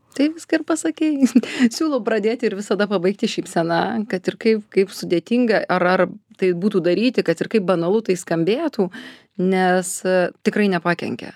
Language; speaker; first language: Lithuanian; native; Lithuanian